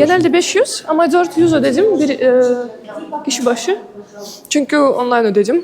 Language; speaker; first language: Turkish; non-native, fluent; Russian